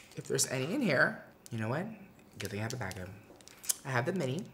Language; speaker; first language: English; native; English